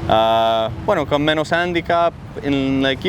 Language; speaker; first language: Spanish; non-native, learner; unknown